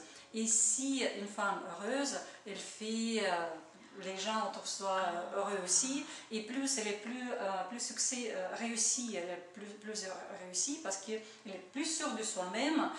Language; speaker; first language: French; non-native, learner; Russian